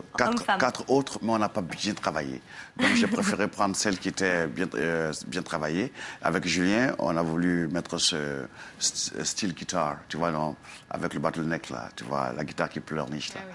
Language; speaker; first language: French; non-native, local second language; Dyula